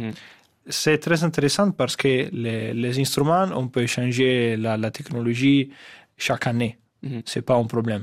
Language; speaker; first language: French; non-native, fluent; Italian